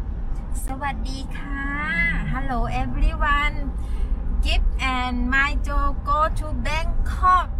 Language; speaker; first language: English; non-native, learner; Thai